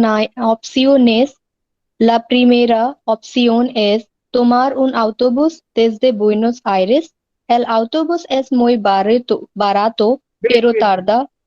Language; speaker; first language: Spanish; non-native, learner; Hindi